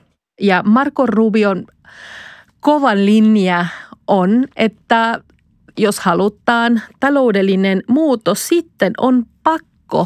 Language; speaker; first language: Finnish; non-native, fluent; Spanish